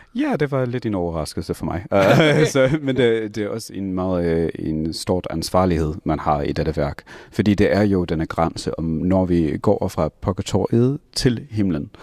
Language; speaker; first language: Danish; non-native, fluent; English